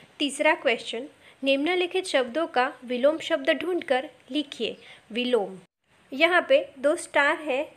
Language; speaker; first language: Hindi; non-native, local second language; Gujarati